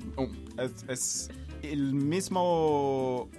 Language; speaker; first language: Italian; non-native, learner; Portuguese